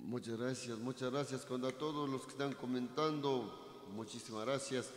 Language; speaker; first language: Spanish; native; Spanish